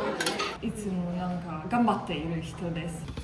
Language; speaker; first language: Japanese; non-native, learner; Italian